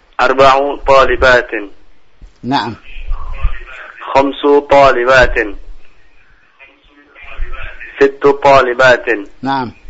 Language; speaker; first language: Arabic; non-native, learner; Indonesian